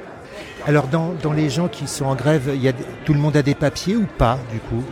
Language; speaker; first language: French; native; French